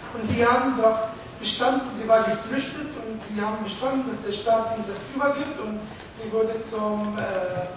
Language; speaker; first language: German; non-native, fluent; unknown